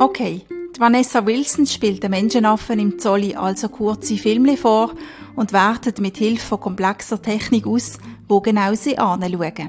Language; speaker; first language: German; native; German